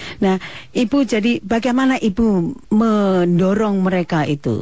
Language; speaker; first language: Indonesian; native; Indonesian